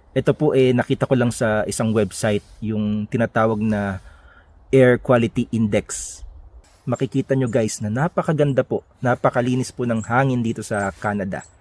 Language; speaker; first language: Filipino; native; Filipino